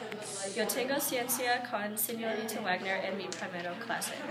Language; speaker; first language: Spanish; non-native, learner; English